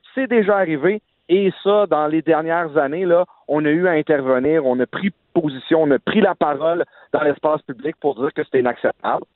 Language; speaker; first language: French; native; French